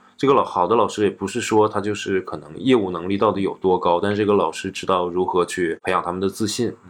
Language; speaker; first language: Chinese; native; Chinese